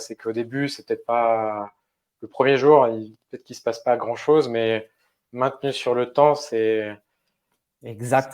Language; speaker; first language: French; native; French